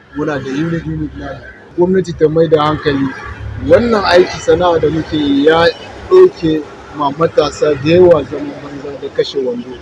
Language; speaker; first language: Hausa; native; Hausa